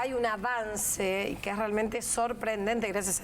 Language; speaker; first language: Spanish; native; Spanish